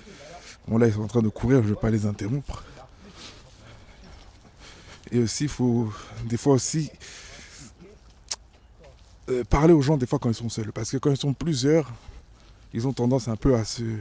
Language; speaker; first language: French; native; French